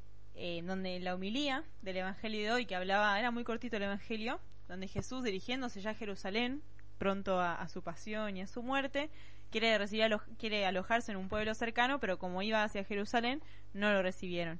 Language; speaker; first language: Spanish; native; Spanish